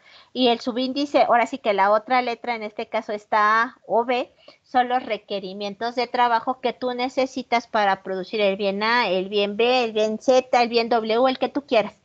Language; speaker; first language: Spanish; native; Spanish